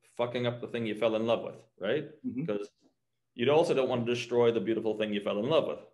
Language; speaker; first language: English; native; English